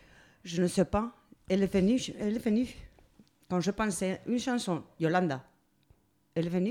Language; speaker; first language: French; non-native, fluent; Spanish